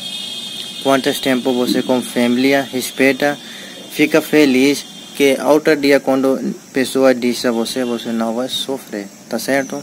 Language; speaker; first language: Portuguese; non-native, learner; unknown